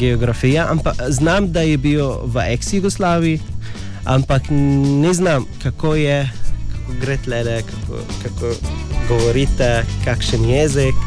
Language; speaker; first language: Slovenian; non-native, learner; Arabic